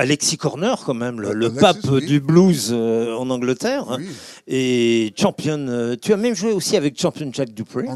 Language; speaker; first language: French; native; French